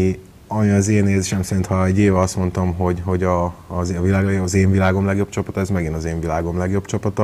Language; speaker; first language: Hungarian; native; Hungarian